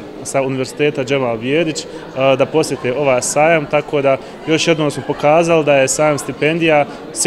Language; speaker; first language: Bosnian; native; Bosnian